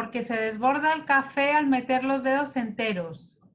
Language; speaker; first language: Spanish; native; Spanish